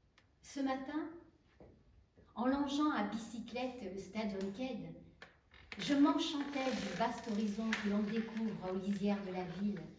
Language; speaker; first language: French; native; French